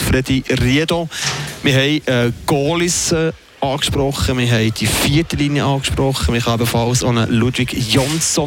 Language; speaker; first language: German; native; German